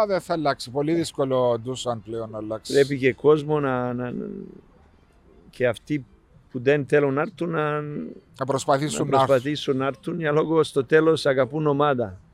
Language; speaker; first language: Greek; non-native, learner; Serbian